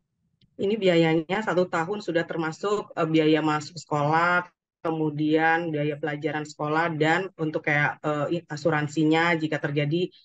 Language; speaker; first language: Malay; non-native, fluent; Japanese